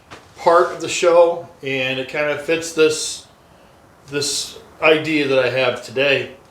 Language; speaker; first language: English; native; English